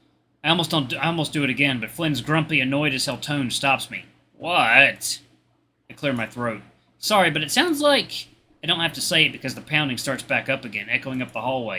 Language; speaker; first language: English; native; English